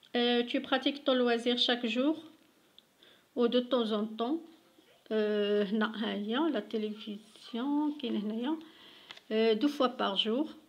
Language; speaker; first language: French; non-native, local second language; Arabic